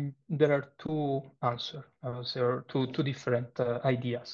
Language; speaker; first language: English; non-native, fluent; Italian